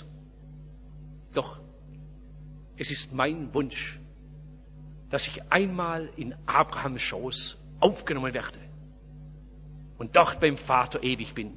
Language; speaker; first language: German; native; German